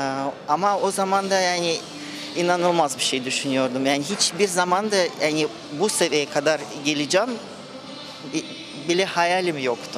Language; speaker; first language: Turkish; non-native, fluent; Russian